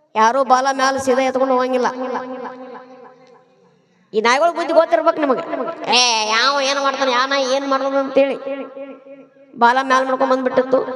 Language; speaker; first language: Kannada; native; Kannada